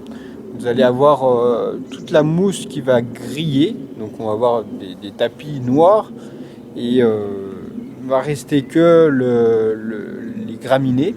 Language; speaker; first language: French; native; French